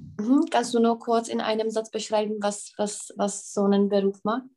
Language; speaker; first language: German; non-native, fluent; Czech